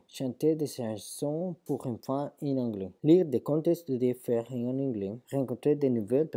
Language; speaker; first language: French; non-native, fluent; Spanish